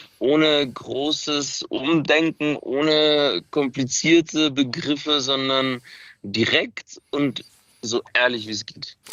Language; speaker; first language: German; early bilingual, other home language; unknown